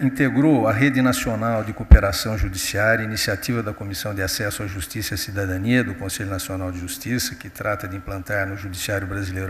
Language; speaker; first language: Portuguese; native; Portuguese